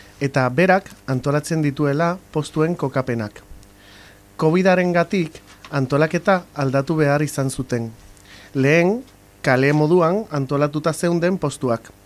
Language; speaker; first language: Basque; non-native, local second language; Spanish